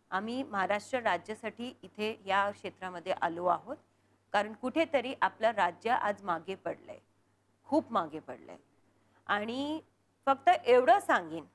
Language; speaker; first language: Marathi; non-native, local second language; Punjabi